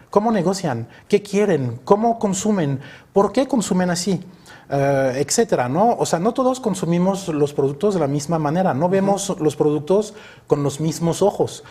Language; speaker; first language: Spanish; early bilingual, other home language; French